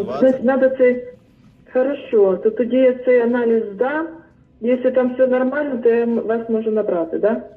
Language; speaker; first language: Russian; non-native, local second language; Ukrainian